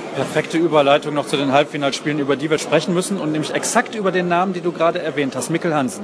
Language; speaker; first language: German; native; German